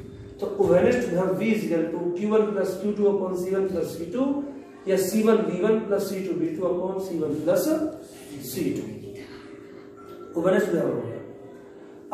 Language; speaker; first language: Hindi; native; Hindi